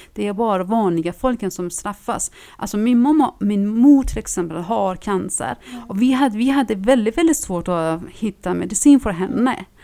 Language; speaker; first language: Swedish; non-native, fluent; Persian